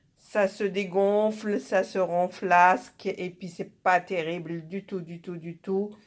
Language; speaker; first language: French; non-native, local second language; Arabic